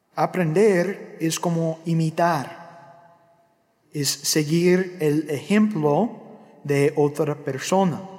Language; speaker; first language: Spanish; non-native, fluent; English